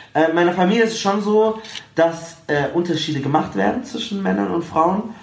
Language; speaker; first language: German; early bilingual, other home language; Arabic